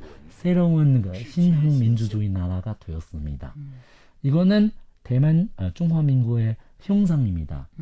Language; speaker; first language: Korean; non-native, fluent; Chinese